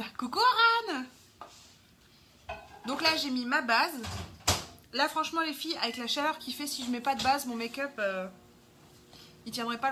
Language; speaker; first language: French; native; French